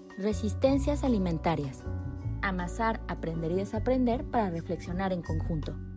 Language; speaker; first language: Spanish; native; Spanish